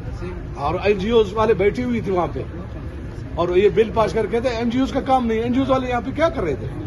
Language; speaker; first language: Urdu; non-native, local second language; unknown